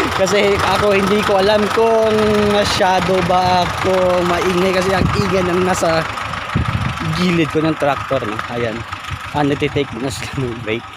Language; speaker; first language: Filipino; non-native, local second language; Cebuano